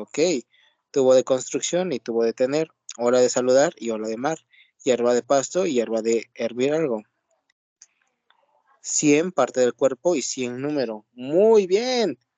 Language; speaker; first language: Spanish; native; Spanish